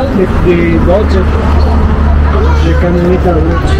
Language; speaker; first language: Spanish; non-native, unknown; Italian